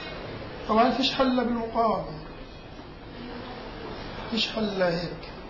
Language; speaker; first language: Arabic; native; Arabic